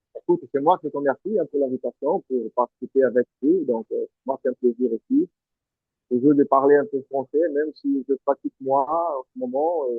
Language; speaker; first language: French; non-native, fluent; Portuguese